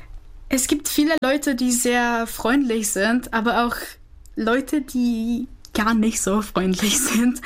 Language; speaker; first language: German; non-native, fluent; Czech